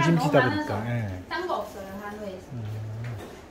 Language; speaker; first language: Korean; non-native, learner; Vietnamese